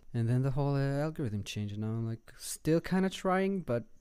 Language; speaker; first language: English; non-native, fluent; Hebrew